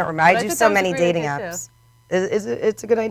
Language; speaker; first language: English; native; English